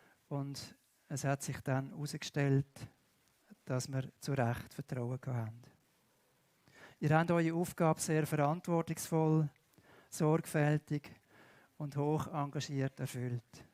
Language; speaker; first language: German; native; German